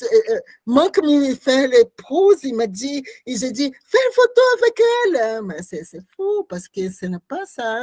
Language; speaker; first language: French; non-native, learner; Portuguese